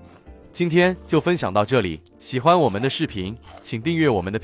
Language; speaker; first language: Chinese; native; Chinese